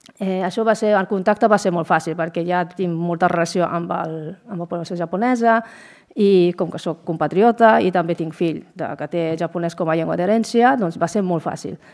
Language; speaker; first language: Catalan; non-native, fluent; Japanese